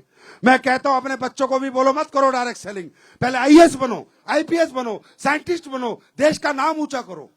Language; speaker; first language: Hindi; native; Hindi